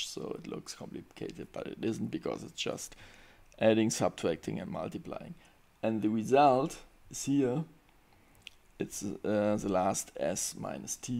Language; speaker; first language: English; non-native, fluent; German